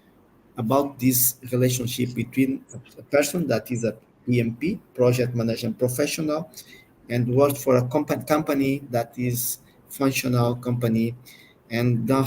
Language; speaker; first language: English; non-native, learner; Portuguese